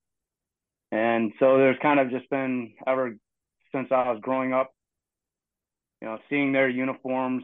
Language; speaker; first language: English; native; English